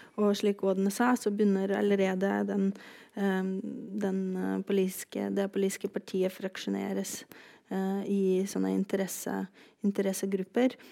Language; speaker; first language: Norwegian; non-native, fluent; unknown